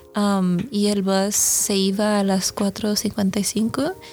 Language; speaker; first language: Spanish; early bilingual, heritage; Spanish